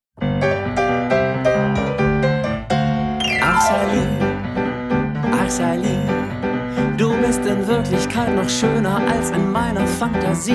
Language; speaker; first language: German; native; German